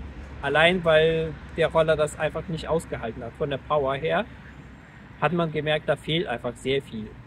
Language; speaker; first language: German; native; German